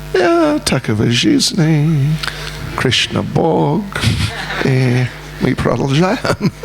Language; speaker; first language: Russian; non-native, learner; English